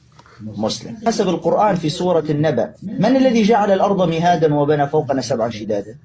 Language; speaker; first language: Arabic; native; Arabic